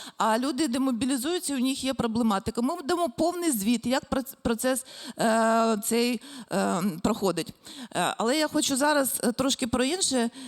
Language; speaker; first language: Ukrainian; native; Ukrainian